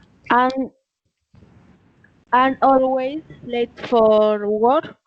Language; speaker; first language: English; non-native, learner; Spanish